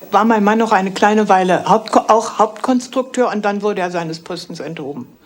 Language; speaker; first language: German; native; German